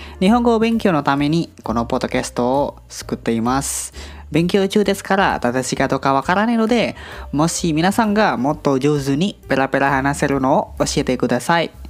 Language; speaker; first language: Japanese; non-native, learner; Indonesian